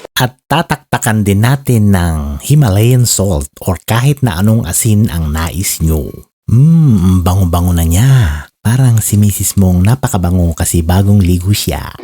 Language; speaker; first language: Filipino; non-native, local second language; Iloko